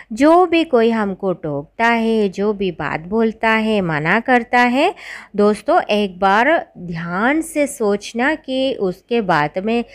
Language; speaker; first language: Hindi; non-native, local second language; Malayalam